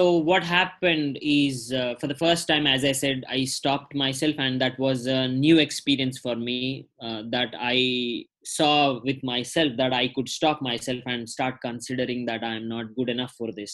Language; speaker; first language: English; non-native, local second language; Telugu